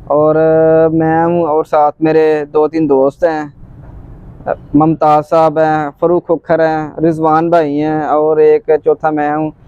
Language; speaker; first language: Urdu; non-native, local second language; Punjabi